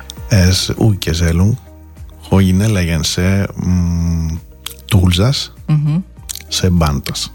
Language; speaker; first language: Hungarian; non-native, fluent; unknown